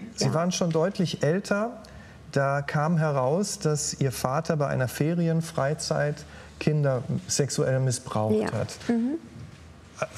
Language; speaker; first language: German; native; German